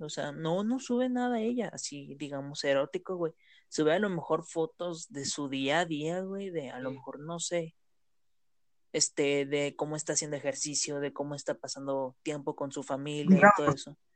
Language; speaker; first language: Spanish; native; Spanish